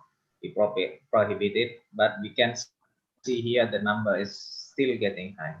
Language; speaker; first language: English; non-native, local second language; Indonesian